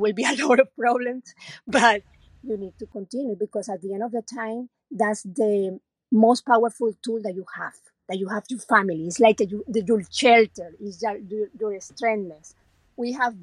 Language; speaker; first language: English; non-native, fluent; Spanish